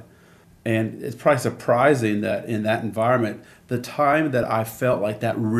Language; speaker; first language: English; native; English